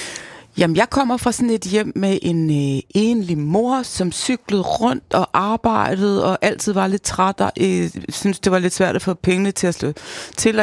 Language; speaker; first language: Danish; native; Danish